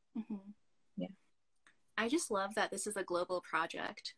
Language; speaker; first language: English; native; English